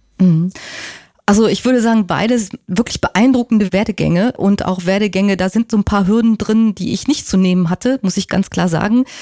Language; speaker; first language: German; native; German